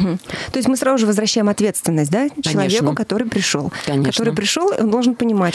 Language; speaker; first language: Russian; native; Russian